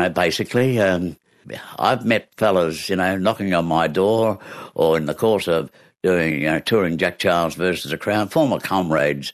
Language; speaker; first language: English; native; English